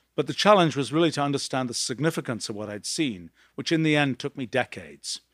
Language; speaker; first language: English; native; English